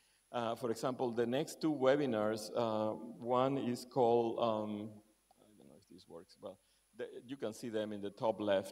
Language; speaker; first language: English; non-native, fluent; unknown